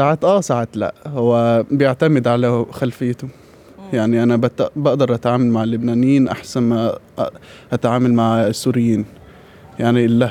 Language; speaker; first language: Arabic; early bilingual, heritage; Arabic